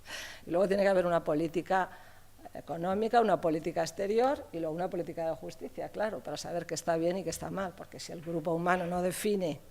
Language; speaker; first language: Spanish; native; Spanish